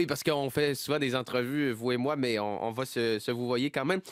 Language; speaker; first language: French; native; French